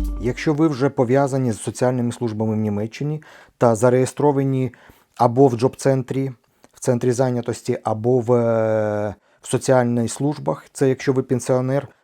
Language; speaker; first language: Ukrainian; non-native, local second language; Russian